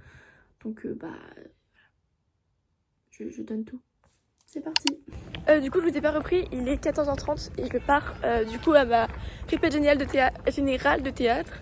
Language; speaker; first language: French; native; French